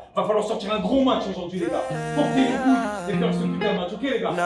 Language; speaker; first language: French; native; French